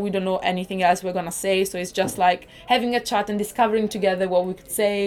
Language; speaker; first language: English; non-native, fluent; Italian